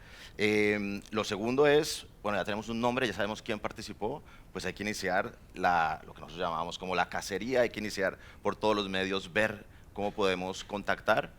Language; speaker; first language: Spanish; native; Spanish